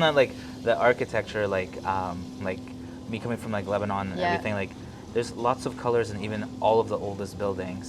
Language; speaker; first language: English; native; English